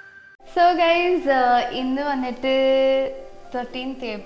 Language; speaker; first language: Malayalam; early bilingual, heritage; Malayalam